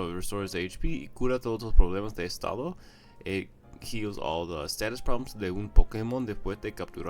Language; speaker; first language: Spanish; non-native, fluent; English